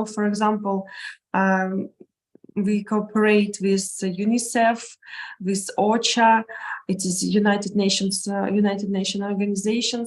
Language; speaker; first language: English; non-native, learner; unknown